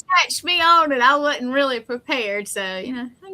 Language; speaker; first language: English; native; English